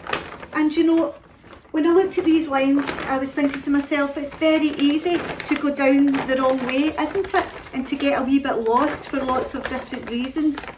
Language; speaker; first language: English; native; English